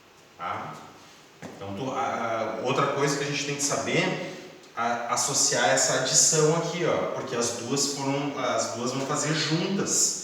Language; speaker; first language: Portuguese; native; Portuguese